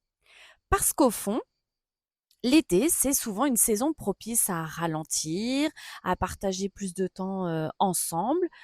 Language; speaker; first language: French; native; French